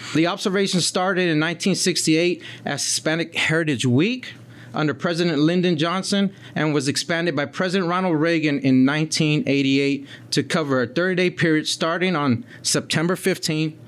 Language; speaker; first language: English; early bilingual, other home language; Spanish